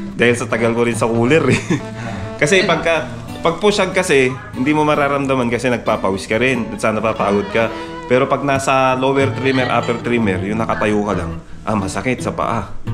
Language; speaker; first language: Filipino; non-native, local second language; Iloko